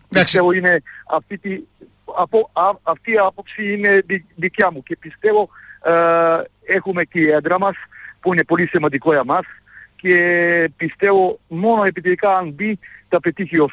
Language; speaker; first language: Greek; non-native, fluent; Serbian